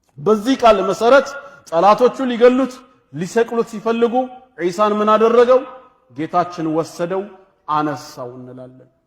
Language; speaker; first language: Amharic; non-native, local second language; Oromo